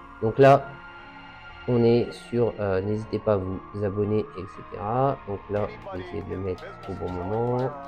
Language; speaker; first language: French; native; French